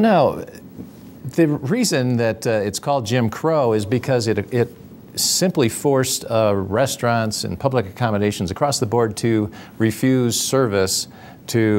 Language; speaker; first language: English; native; English